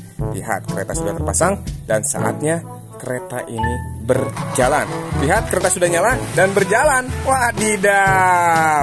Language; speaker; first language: Indonesian; native; Indonesian